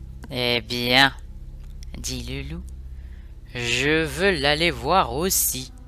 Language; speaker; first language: French; native; French